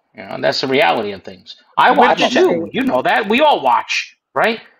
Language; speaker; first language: English; native; English